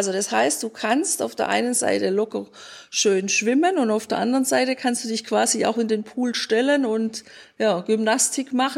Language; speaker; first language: German; native; German